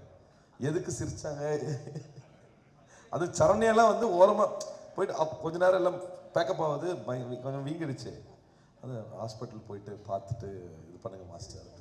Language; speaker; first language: Tamil; native; Tamil